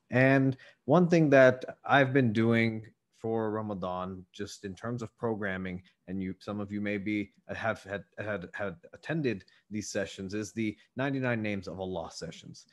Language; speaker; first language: English; native; English